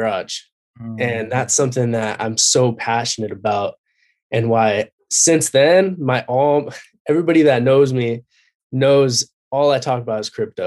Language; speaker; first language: English; native; English